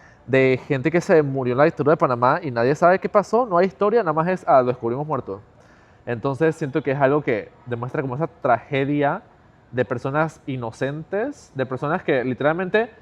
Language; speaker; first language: Spanish; native; Spanish